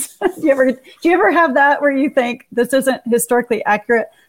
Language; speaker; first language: English; native; English